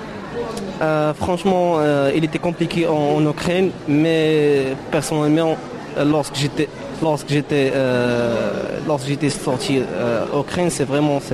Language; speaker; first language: French; non-native, learner; Arabic